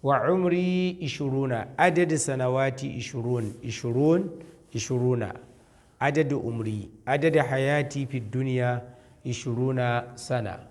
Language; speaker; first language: Arabic; non-native, fluent; Hausa